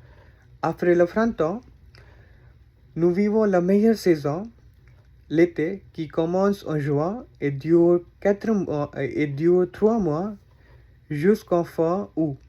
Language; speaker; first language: French; non-native, learner; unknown